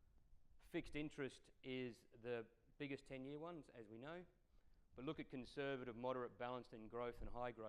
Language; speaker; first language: English; native; English